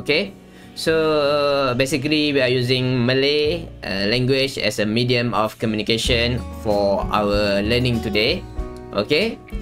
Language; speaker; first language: English; non-native, local second language; Malay